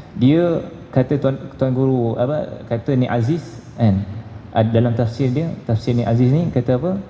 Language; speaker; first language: Malay; native; Malay